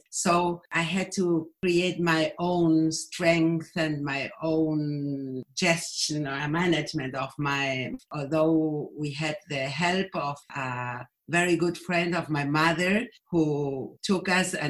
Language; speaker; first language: English; non-native, fluent; Spanish